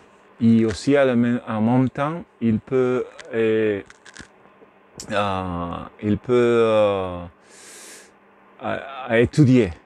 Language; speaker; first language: French; non-native, learner; Spanish